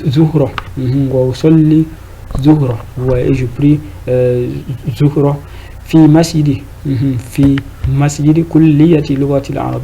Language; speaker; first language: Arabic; non-native, fluent; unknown